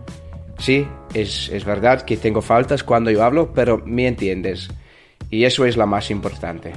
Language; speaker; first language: Spanish; non-native, learner; English